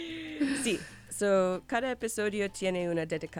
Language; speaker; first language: Spanish; non-native, learner; English